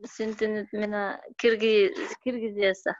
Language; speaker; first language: Finnish; non-native, learner; Russian